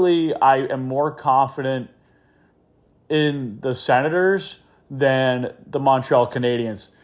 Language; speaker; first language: English; native; English